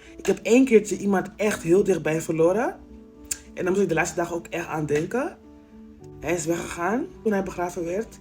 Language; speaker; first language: Dutch; native; Dutch